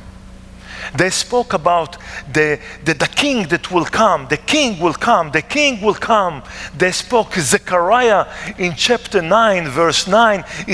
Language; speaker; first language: English; non-native, fluent; Hebrew